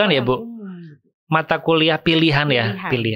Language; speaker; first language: Indonesian; native; Indonesian